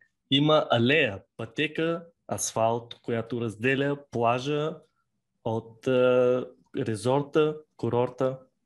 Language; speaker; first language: Bulgarian; native; Bulgarian